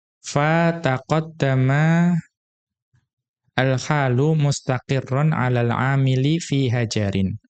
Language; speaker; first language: Arabic; non-native, fluent; Indonesian